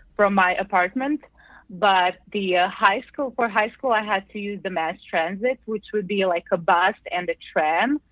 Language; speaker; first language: English; non-native, fluent; Croatian